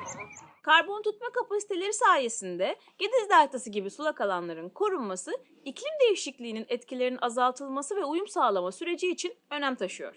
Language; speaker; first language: Turkish; native; Turkish